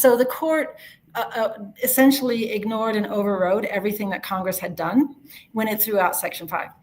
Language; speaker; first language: English; native; English